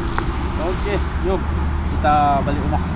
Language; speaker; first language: Malay; native; Malay